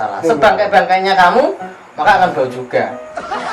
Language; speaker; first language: Indonesian; non-native, local second language; Javanese